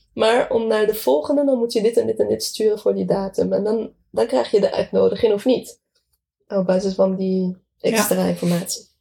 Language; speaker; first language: Dutch; non-native, fluent; Arabic